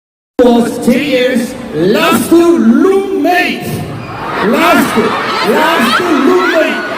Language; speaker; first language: English; non-native, learner; Korean